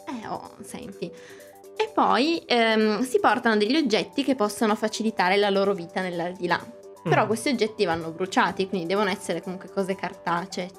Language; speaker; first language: Italian; native; Italian